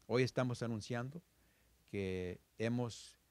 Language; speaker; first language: Spanish; early bilingual, heritage; Spanish